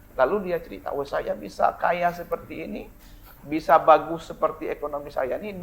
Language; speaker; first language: Indonesian; non-native, local second language; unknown